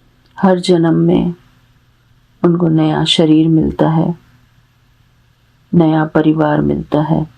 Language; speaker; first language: Hindi; native; Hindi